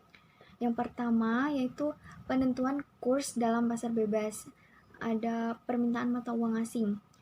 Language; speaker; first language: Indonesian; native; Indonesian